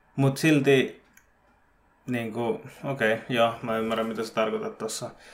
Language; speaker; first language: Finnish; early bilingual, other home language; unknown